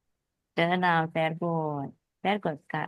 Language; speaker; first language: German; non-native, fluent; Indonesian